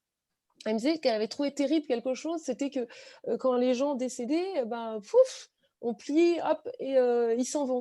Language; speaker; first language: French; native; French